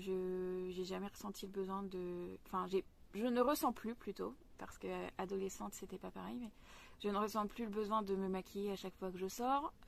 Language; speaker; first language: French; native; French